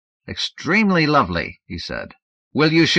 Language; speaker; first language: English; native; English